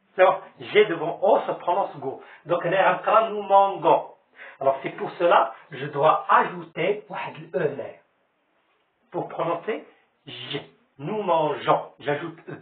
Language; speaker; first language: French; non-native, local second language; Arabic